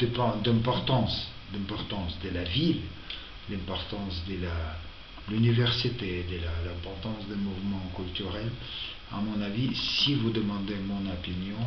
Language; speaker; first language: French; non-native, fluent; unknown